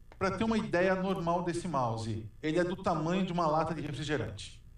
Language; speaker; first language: Portuguese; native; Portuguese